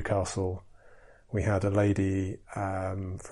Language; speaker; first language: English; native; English